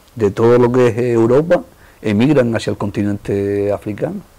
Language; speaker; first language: Spanish; native; Spanish